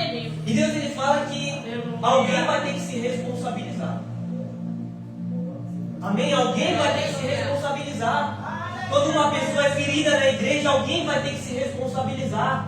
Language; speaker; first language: Portuguese; native; Portuguese